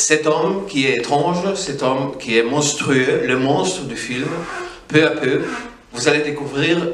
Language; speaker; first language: French; non-native, fluent; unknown